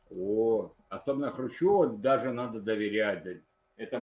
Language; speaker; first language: Russian; native; Russian